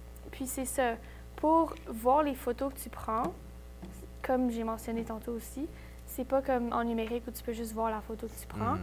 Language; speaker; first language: French; native; French